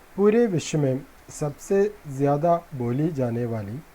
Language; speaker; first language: Hindi; non-native, local second language; Malayalam